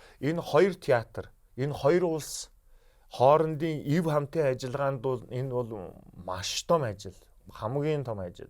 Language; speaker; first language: Mongolian; native; Mongolian